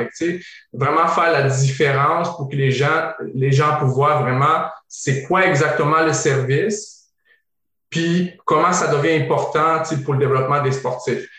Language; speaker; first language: French; early bilingual, other home language; Bosnian